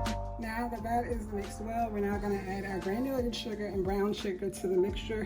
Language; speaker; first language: English; native; English